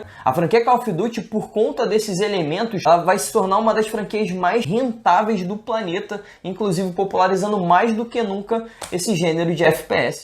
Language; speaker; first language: Portuguese; native; Portuguese